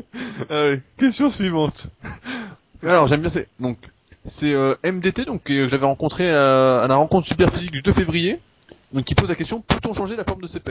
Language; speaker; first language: French; native; French